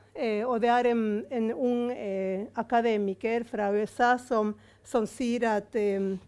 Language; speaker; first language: Norwegian; non-native, fluent; Spanish